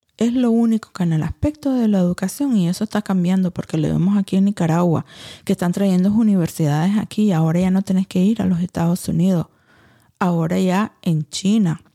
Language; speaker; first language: Spanish; early bilingual, heritage; Spanish